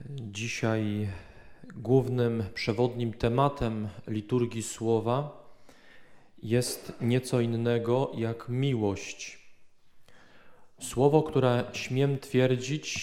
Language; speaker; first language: Polish; native; Polish